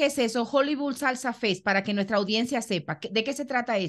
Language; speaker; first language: Spanish; native; Spanish